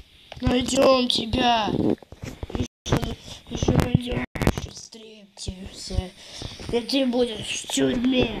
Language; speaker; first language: Russian; native; Russian